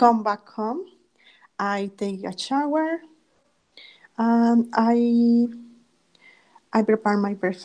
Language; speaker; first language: English; non-native, learner; Spanish